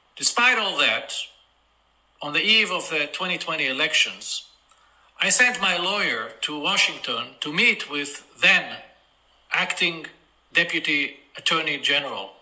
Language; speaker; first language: English; non-native, fluent; Hebrew